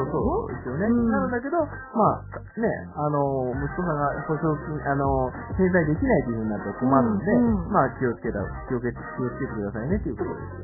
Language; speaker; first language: Japanese; native; Japanese